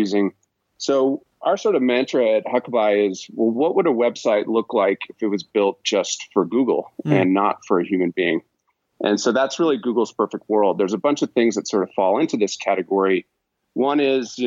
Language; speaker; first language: English; native; English